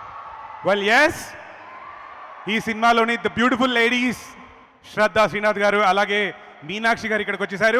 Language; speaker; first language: Telugu; native; Telugu